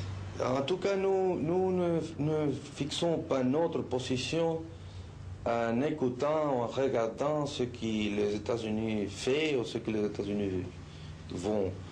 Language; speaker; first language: French; non-native, learner; Spanish